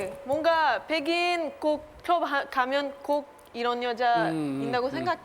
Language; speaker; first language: Korean; non-native, fluent; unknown